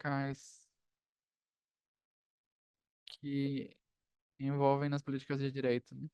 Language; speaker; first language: Portuguese; non-native, fluent; Spanish